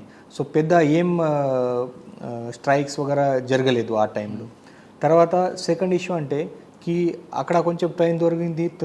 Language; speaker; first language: Telugu; non-native, learner; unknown